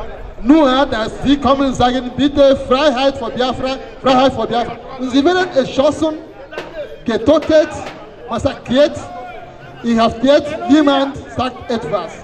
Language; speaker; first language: German; non-native, fluent; Igbo